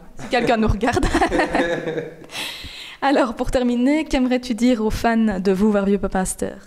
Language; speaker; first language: French; native; French